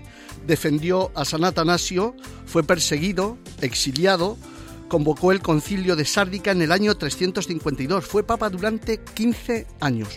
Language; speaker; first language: Spanish; native; Spanish